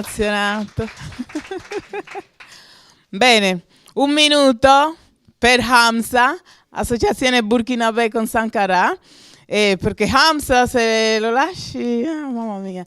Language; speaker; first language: Italian; non-native, local second language; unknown